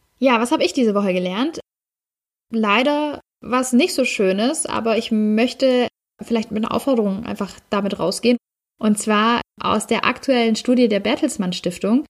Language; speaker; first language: German; native; German